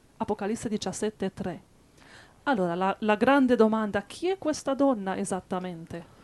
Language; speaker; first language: Italian; non-native, fluent; English